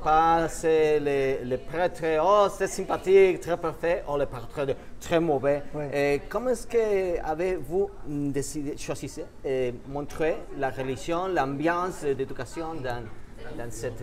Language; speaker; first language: French; non-native, fluent; Spanish